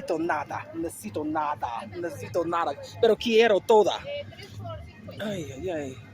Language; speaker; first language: Spanish; non-native, learner; English